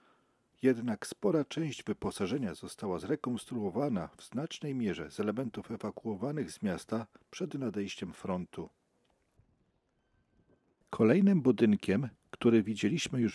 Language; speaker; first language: Polish; native; Polish